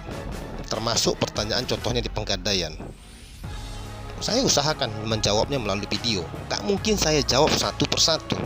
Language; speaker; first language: Indonesian; native; Indonesian